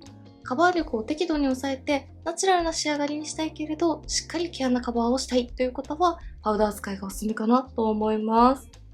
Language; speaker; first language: Japanese; native; Japanese